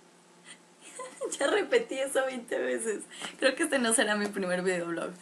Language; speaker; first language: Spanish; native; Spanish